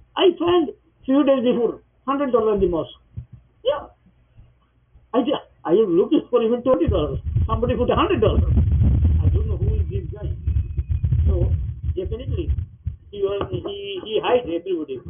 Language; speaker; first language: English; non-native, local second language; Bangla